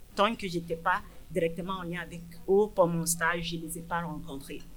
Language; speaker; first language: French; non-native, fluent; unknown